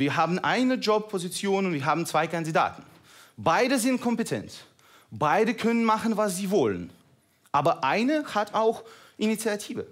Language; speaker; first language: German; non-native, fluent; Russian